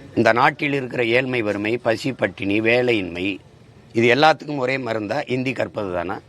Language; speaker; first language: Tamil; native; Tamil